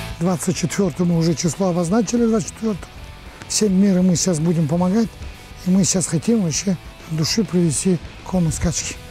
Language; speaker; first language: Russian; non-native, local second language; Buriat